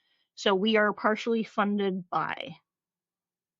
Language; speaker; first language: English; native; English